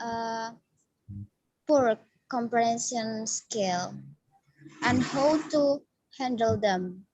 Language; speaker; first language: English; non-native, learner; Indonesian